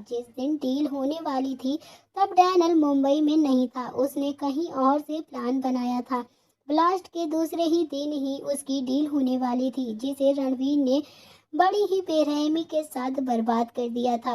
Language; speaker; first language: Hindi; native; Hindi